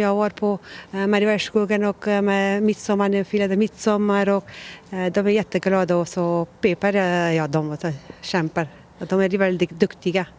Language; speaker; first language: Swedish; non-native, learner; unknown